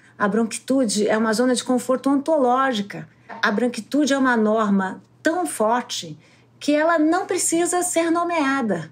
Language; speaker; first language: Portuguese; native; Portuguese